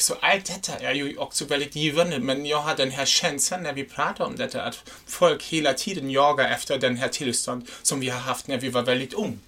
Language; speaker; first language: Swedish; non-native, fluent; German